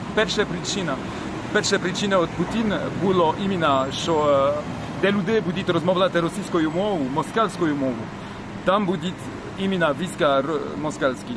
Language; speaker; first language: Ukrainian; non-native, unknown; French